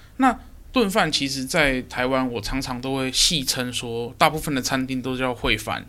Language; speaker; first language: Chinese; native; Chinese